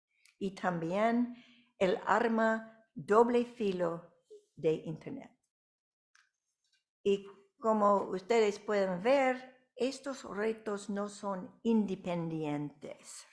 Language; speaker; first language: Spanish; non-native, fluent; English